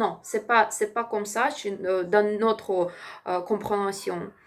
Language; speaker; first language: French; non-native, learner; Ukrainian